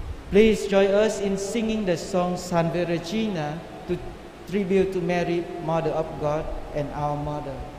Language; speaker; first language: English; non-native, fluent; Vietnamese